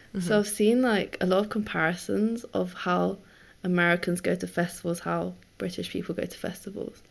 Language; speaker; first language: English; native; English